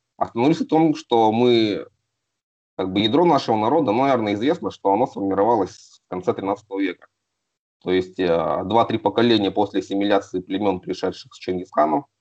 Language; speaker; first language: Russian; native; Russian